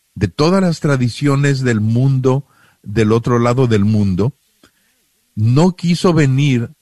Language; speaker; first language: Spanish; native; Spanish